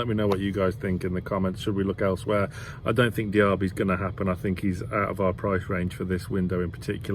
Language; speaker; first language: English; native; English